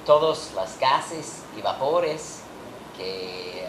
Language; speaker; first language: Spanish; non-native, learner; English